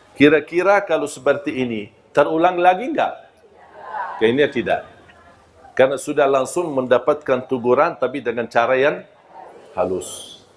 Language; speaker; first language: Malay; non-native, fluent; Arabic